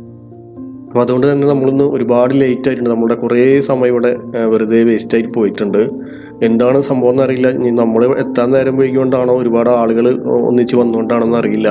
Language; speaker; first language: Malayalam; native; Malayalam